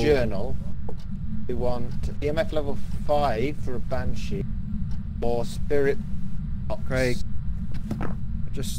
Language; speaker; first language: English; native; English